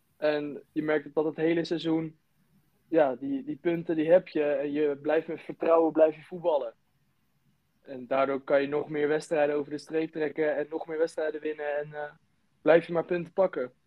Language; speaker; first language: Dutch; native; Dutch